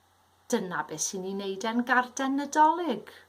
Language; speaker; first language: Welsh; native; Welsh